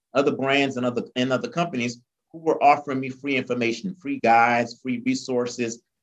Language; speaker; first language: English; early bilingual, other home language; Haitian Creole